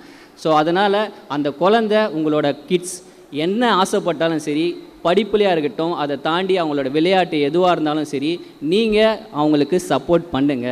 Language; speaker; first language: Tamil; native; Tamil